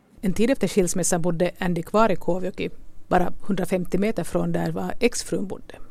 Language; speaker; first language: Swedish; native; Swedish